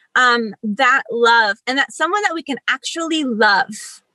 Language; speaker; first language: English; early bilingual, other home language; Spanish